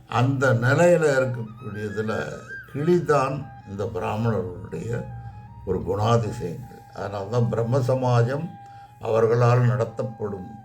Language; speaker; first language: Tamil; native; Tamil